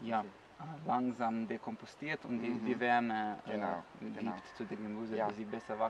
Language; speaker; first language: German; non-native, learner; Slovenian